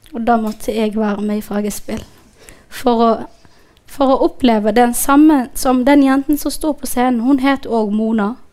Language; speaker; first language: Norwegian; non-native, fluent; Somali